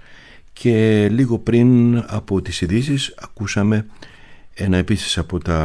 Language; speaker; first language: Greek; native; Greek